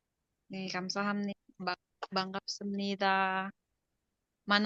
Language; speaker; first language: Korean; non-native, learner; Indonesian